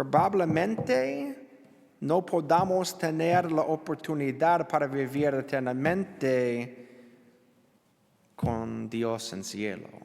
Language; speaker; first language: Spanish; non-native, learner; English